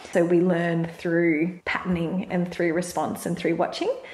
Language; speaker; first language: English; native; English